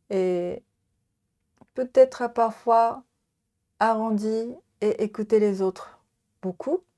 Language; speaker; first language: French; non-native, learner; Japanese